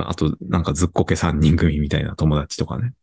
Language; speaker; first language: Japanese; native; Japanese